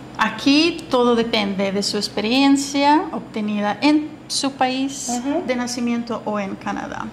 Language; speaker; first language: Spanish; non-native, fluent; Ukrainian